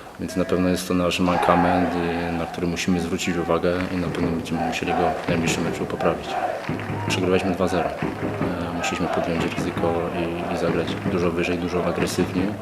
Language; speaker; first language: Polish; native; Polish